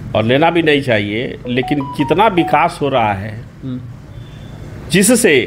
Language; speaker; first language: Hindi; native; Hindi